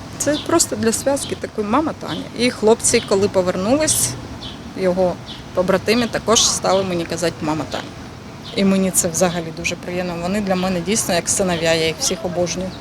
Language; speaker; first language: Ukrainian; non-native, local second language; Russian